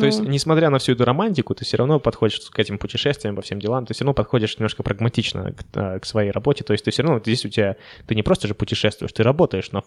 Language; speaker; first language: Russian; native; Russian